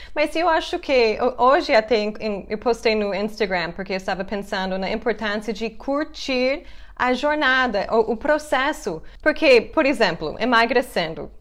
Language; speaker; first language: Portuguese; non-native, fluent; English